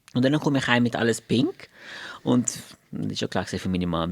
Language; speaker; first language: German; non-native, fluent; Portuguese